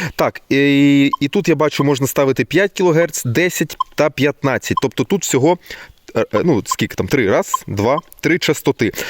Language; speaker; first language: Ukrainian; non-native, local second language; Russian